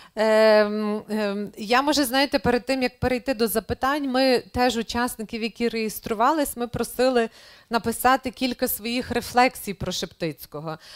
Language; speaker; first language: Ukrainian; native; Ukrainian